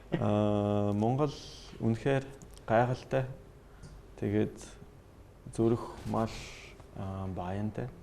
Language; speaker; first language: Mongolian; non-native, learner; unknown